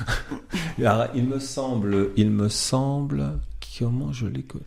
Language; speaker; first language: French; native; French